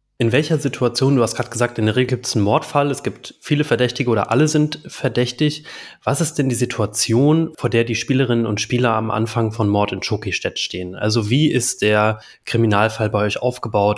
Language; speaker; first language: German; native; German